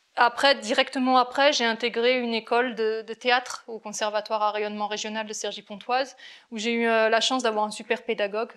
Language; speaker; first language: French; native; French